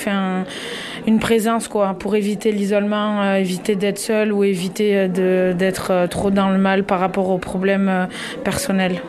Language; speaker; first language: French; native; French